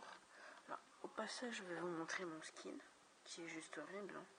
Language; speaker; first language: French; native; French